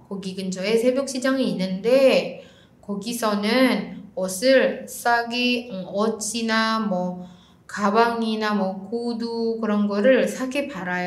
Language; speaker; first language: Korean; non-native, fluent; Indonesian